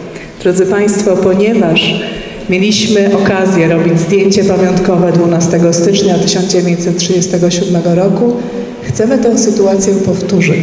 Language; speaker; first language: Polish; native; Polish